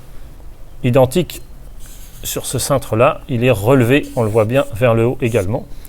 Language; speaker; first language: French; native; French